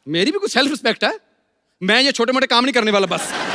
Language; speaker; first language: Hindi; native; Hindi